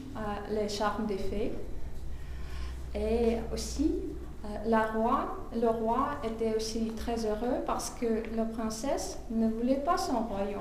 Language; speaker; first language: French; non-native, fluent; Russian